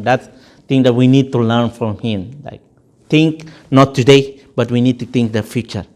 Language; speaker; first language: English; non-native, fluent; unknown